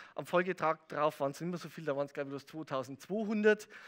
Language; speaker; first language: German; native; German